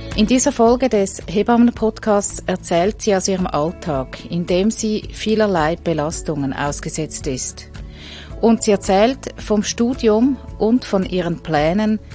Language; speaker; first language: German; native; German